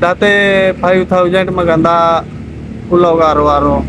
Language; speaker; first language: Filipino; non-native, learner; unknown